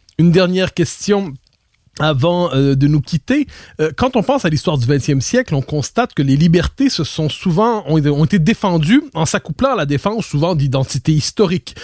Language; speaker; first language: French; native; French